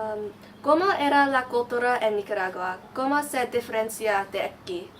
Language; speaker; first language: Spanish; non-native, learner; English